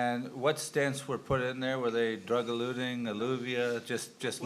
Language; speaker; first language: English; native; English